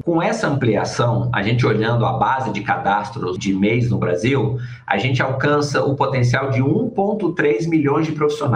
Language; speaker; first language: Portuguese; native; Portuguese